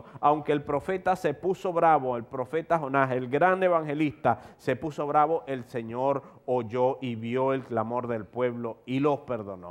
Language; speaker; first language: Spanish; native; Spanish